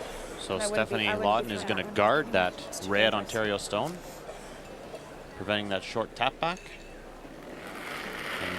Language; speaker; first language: English; native; English